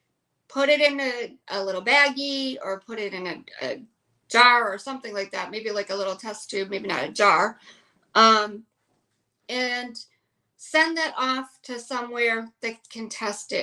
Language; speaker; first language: English; native; English